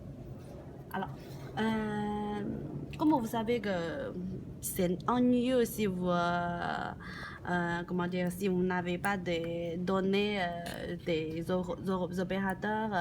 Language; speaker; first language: French; non-native, learner; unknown